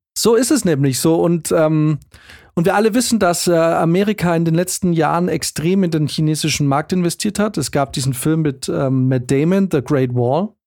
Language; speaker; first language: German; early bilingual, other home language; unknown